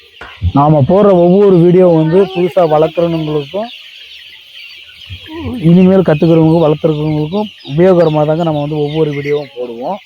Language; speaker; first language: Tamil; native; Tamil